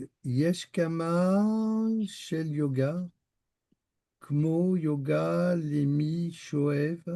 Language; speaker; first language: Hebrew; non-native, learner; French